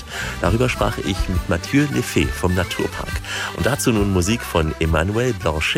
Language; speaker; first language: German; native; German